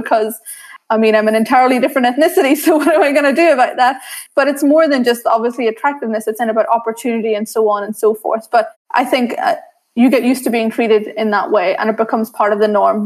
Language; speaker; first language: English; native; English